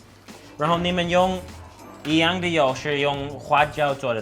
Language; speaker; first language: Chinese; non-native, learner; English